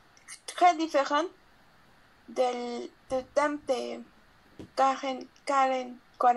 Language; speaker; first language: French; non-native, learner; Spanish